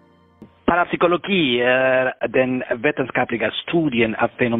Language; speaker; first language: Swedish; non-native, fluent; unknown